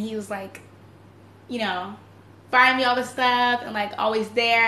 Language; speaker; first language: English; native; English